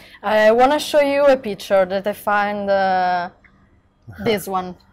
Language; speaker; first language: English; non-native, learner; Italian